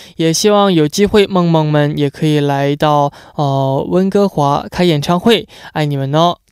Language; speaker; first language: Chinese; native; Chinese